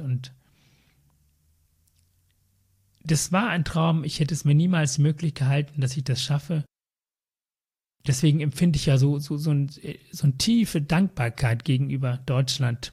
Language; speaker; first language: German; early bilingual, other home language; Tamil